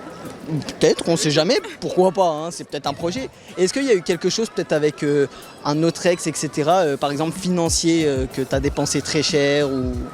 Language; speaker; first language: French; native; French